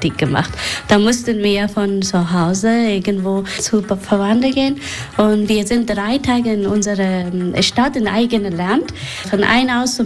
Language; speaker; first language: German; non-native, learner; Persian